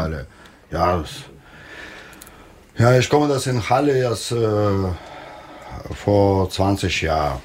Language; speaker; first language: German; non-native, learner; Russian